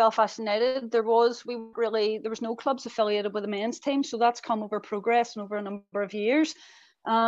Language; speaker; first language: English; native; English